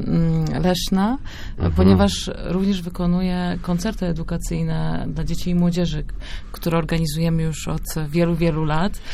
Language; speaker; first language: Polish; native; Polish